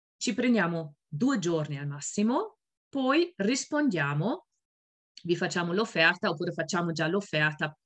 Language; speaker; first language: Italian; non-native, fluent; German